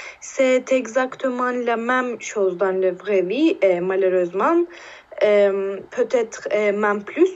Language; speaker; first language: French; non-native, learner; Turkish